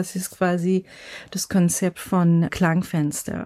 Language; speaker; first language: German; non-native, fluent; Persian